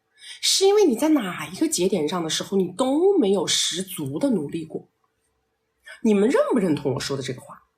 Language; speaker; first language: Chinese; native; Chinese